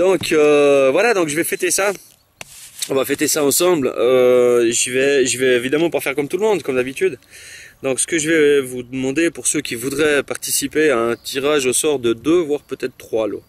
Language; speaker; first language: French; native; French